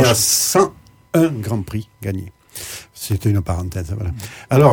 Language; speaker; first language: French; native; French